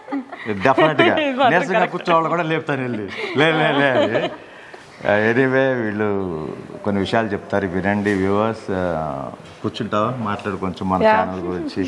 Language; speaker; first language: Telugu; native; Telugu